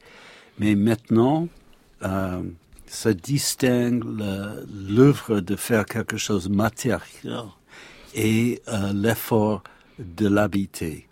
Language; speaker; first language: French; non-native, learner; English